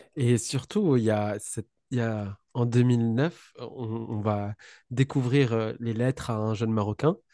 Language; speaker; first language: French; non-native, local second language; Arabic